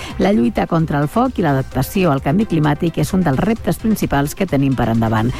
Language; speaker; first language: Catalan; native; Catalan